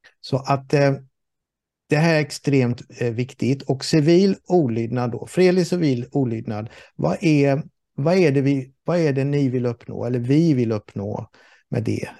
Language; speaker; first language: Swedish; native; Swedish